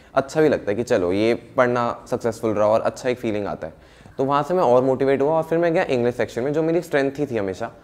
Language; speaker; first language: Hindi; native; Hindi